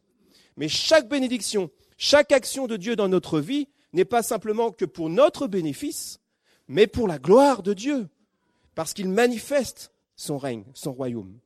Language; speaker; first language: French; native; French